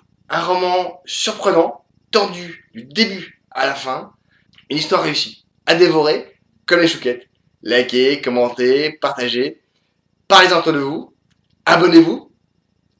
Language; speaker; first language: French; native; French